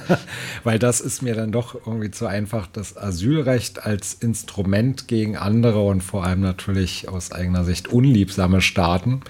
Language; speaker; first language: German; native; German